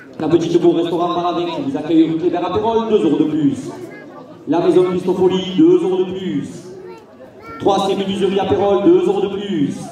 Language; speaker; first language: French; native; French